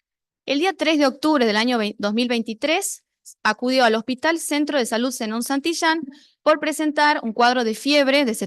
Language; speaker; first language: Spanish; native; Spanish